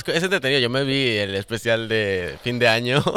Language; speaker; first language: Spanish; native; Spanish